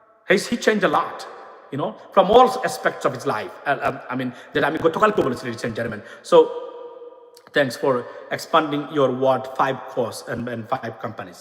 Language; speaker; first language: English; non-native, local second language; Bangla